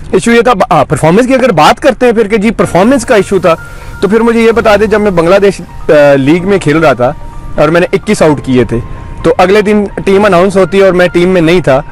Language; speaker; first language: Hindi; non-native, local second language; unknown